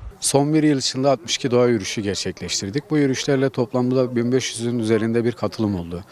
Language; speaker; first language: Turkish; native; Turkish